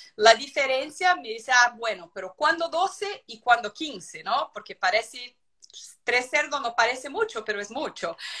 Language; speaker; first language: Spanish; non-native, fluent; Portuguese